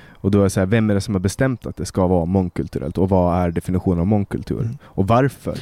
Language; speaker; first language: Swedish; native; Swedish